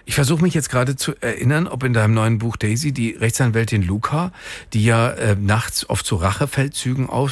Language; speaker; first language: German; native; German